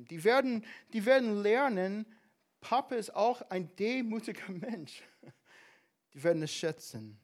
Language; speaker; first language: German; non-native, fluent; English